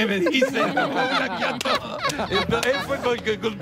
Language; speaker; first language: Spanish; native; Spanish